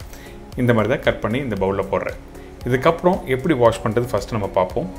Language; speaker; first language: Tamil; native; Tamil